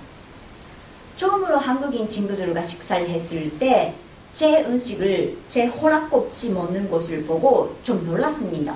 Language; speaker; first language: Korean; non-native, fluent; Japanese